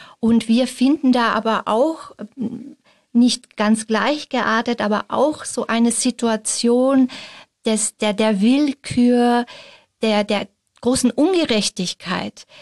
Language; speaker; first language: German; native; German